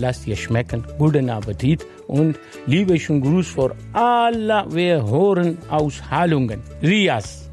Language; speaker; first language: German; non-native, learner; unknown